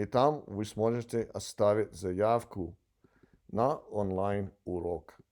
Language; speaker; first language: Russian; non-native, learner; English